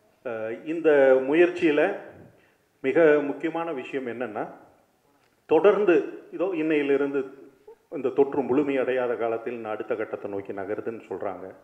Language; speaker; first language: Tamil; native; Tamil